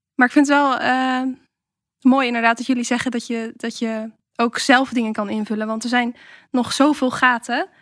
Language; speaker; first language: Dutch; native; Dutch